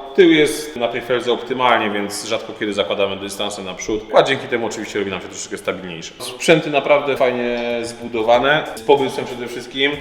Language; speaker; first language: Polish; native; Polish